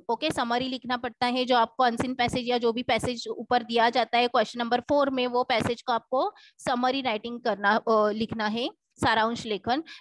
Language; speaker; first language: Hindi; non-native, local second language; Marathi